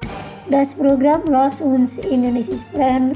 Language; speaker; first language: German; non-native, fluent; Indonesian